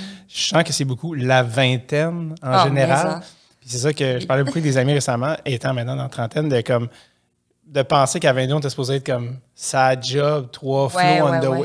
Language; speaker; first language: French; native; French